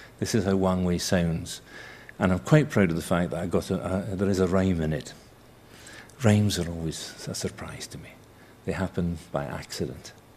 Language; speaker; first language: English; native; English